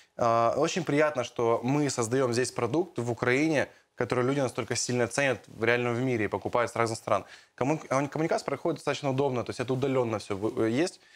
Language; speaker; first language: Russian; native; Russian